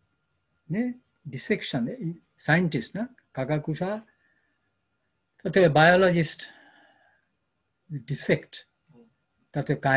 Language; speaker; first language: Japanese; non-native, learner; Bangla